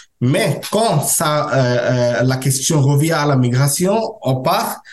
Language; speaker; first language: French; non-native, learner; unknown